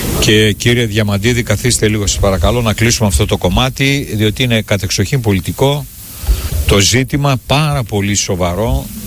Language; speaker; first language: Greek; native; Greek